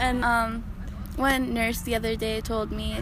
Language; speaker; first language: English; early bilingual, other home language; Spanish